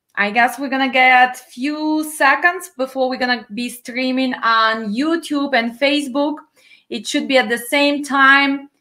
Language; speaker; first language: English; non-native, fluent; Ukrainian